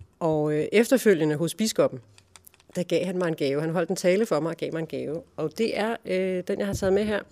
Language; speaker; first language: Danish; native; Danish